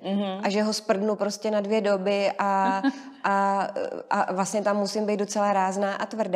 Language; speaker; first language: Czech; native; Czech